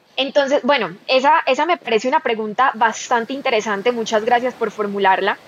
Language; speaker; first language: Spanish; native; Spanish